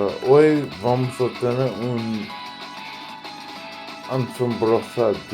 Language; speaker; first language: Spanish; non-native, learner; English